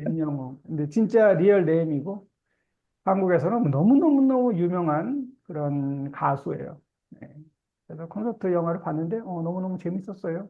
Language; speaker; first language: Korean; native; Korean